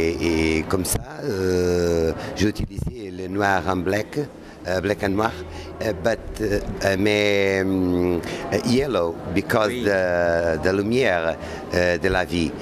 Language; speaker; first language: French; non-native, learner; Portuguese